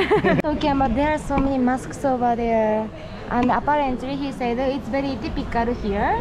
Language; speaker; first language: English; non-native, fluent; Japanese